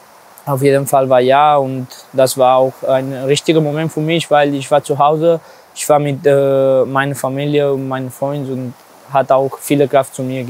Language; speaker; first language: German; non-native, learner; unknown